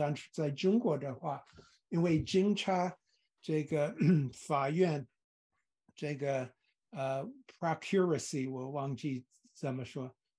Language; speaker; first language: Chinese; non-native, fluent; English